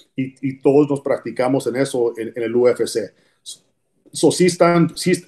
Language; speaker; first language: Spanish; early bilingual, heritage; Spanish